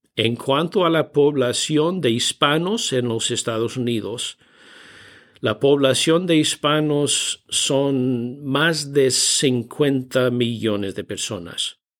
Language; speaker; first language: Spanish; non-native, fluent; English